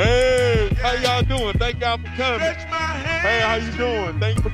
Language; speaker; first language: English; native; English